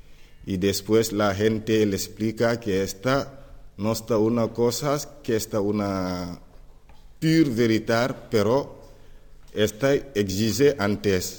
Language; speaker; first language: Spanish; non-native, learner; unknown